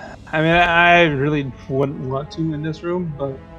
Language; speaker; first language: English; native; English